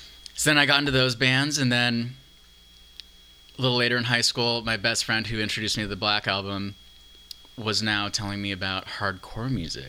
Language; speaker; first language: English; native; English